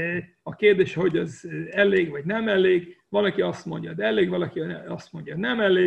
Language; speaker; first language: Hungarian; non-native, fluent; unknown